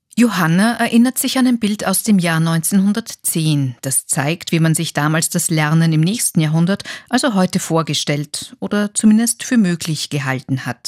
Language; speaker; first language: German; native; German